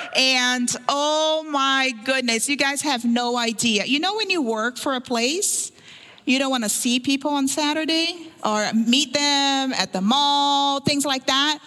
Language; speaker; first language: English; early bilingual, other home language; Portuguese